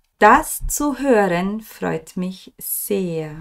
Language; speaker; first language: German; non-native, fluent; Turkish